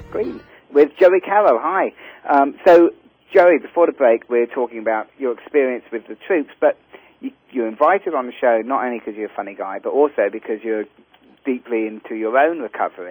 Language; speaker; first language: English; native; English